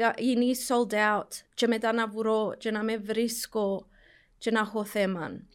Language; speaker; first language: Greek; early bilingual, heritage; Greek